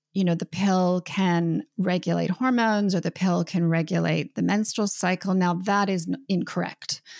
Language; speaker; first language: English; native; English